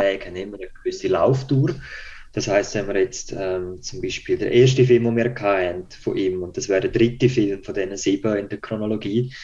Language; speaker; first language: German; native; German